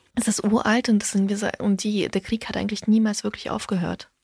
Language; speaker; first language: German; early bilingual, other home language; Russian